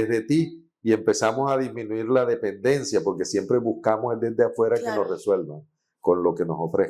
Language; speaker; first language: Spanish; native; Spanish